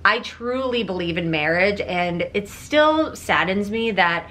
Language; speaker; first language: English; native; English